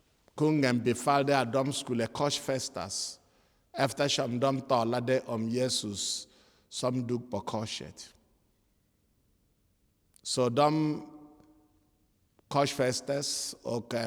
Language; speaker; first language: Swedish; non-native, fluent; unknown